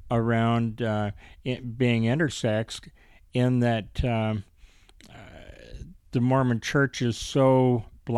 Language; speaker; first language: English; native; English